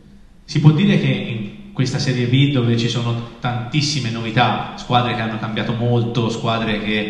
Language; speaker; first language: Italian; native; Italian